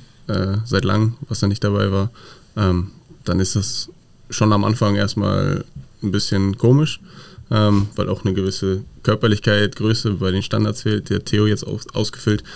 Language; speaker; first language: German; native; German